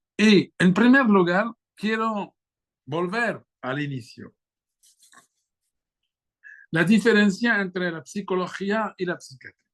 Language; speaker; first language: Spanish; non-native, fluent; French